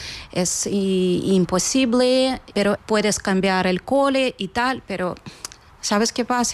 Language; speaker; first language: Spanish; non-native, fluent; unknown